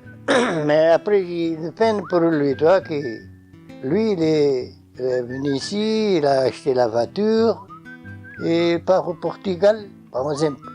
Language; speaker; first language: French; non-native, learner; Portuguese